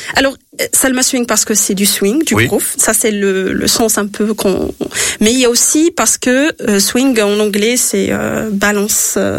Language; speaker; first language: French; non-native, local second language; Arabic